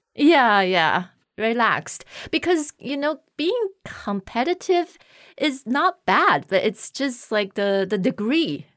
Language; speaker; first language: English; non-native, fluent; Chinese